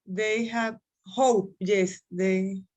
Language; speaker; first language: English; non-native, learner; Spanish